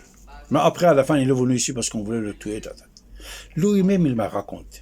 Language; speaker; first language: French; non-native, fluent; Persian